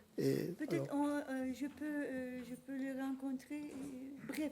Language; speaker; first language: French; non-native, learner; Turkish